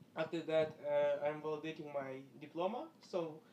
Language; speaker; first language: English; non-native, fluent; Russian